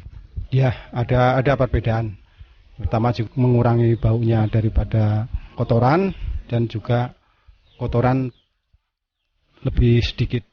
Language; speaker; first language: Indonesian; non-native, local second language; Javanese